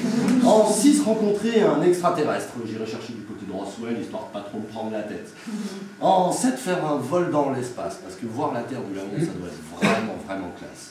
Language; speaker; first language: French; native; French